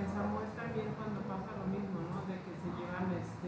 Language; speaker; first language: Spanish; native; Spanish